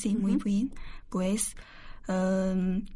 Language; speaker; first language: Spanish; non-native, learner; Chinese